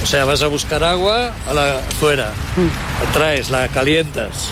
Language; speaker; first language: Spanish; native; Spanish